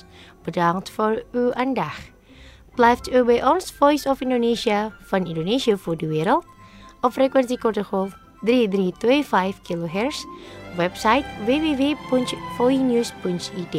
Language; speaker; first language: Dutch; non-native, fluent; Indonesian